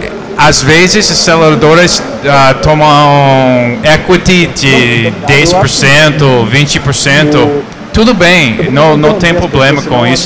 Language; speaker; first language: Portuguese; non-native, fluent; English